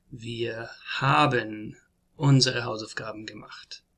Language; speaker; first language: German; non-native, learner; English